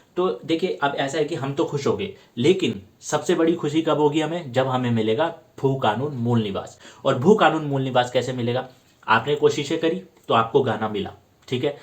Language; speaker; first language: Hindi; native; Hindi